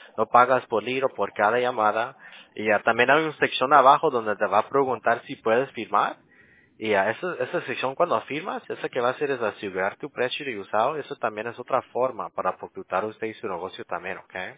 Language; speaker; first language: Spanish; early bilingual, heritage; Spanish